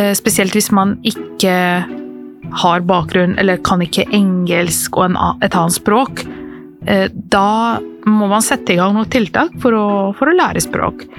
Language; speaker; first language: Norwegian; non-native, fluent; Serbian